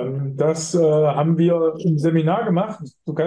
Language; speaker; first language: German; native; German